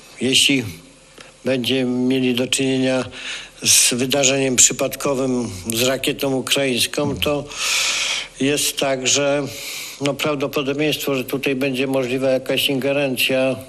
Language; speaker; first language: Polish; native; Polish